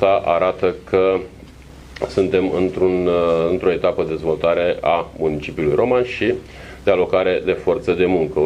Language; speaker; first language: Romanian; native; Romanian